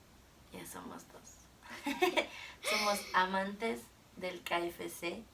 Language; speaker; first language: Spanish; native; Spanish